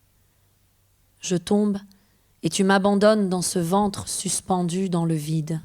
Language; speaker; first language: French; early bilingual, other home language; Persian